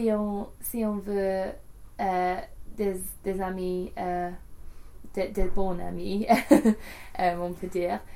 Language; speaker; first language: French; non-native, learner; English